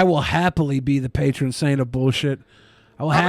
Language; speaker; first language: English; native; English